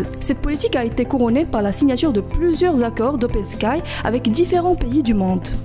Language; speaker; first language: French; non-native, local second language; Arabic